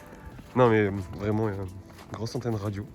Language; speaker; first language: French; native; French